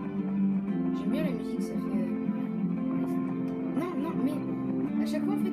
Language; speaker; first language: French; native; French